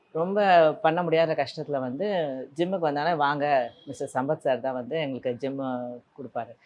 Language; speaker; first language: Tamil; native; Tamil